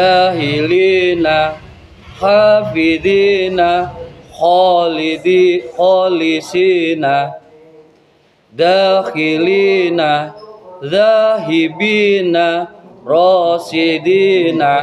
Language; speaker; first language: Arabic; non-native, learner; Indonesian